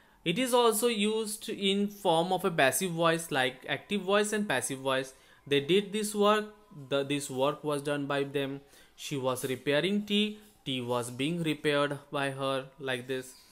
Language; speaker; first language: English; non-native, local second language; Bangla